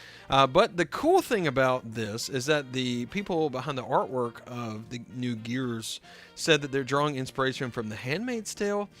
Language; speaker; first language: English; native; English